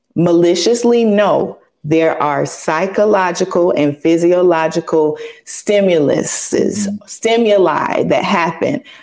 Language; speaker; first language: English; native; English